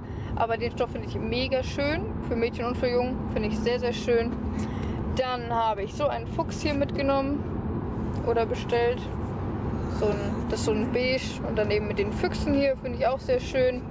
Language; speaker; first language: German; native; German